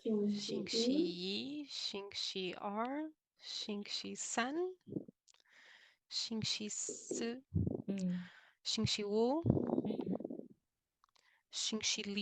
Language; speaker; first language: Chinese; non-native, learner; Portuguese